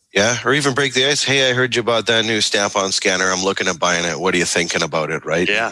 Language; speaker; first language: English; native; English